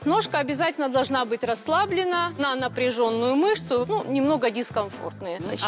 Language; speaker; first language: Russian; native; Russian